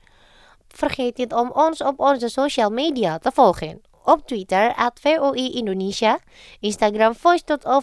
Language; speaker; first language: Dutch; non-native, fluent; Indonesian